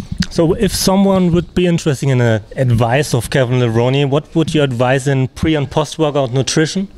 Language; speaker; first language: English; non-native, fluent; German